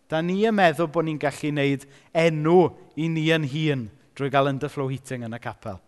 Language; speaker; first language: Welsh; native; Welsh